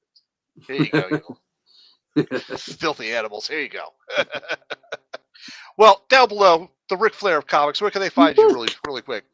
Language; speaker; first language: English; native; English